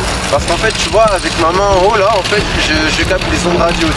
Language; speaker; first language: French; native; French